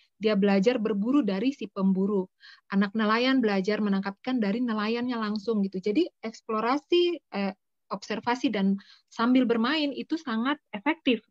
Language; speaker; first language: Indonesian; native; Indonesian